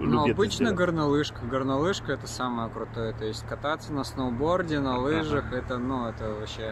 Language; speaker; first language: Russian; native; Russian